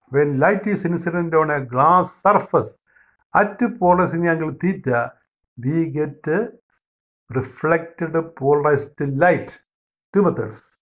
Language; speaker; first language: English; non-native, local second language; Malayalam